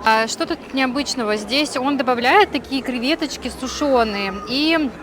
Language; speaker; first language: Russian; native; Russian